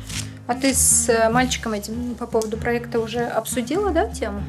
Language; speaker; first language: Russian; native; Russian